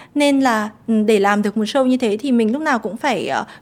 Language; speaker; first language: Vietnamese; early bilingual, heritage; Vietnamese